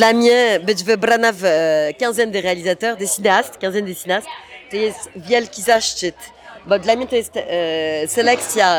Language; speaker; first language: Polish; early bilingual, heritage; Polish